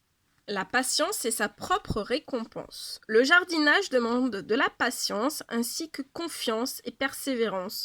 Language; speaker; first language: French; native; French